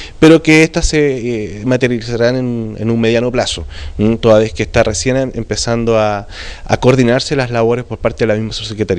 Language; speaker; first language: Spanish; native; Spanish